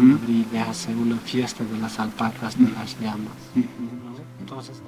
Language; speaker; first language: Spanish; non-native, local second language; Quechua